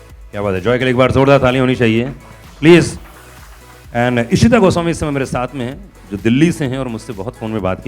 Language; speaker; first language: Hindi; native; Hindi